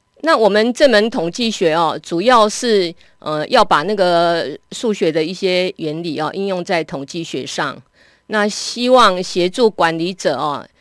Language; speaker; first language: Chinese; native; Chinese